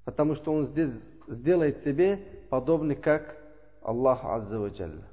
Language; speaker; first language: Russian; non-native, learner; Uzbek